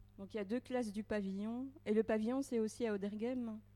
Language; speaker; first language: French; native; French